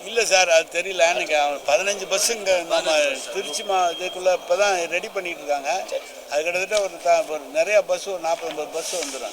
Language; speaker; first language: Tamil; native; Tamil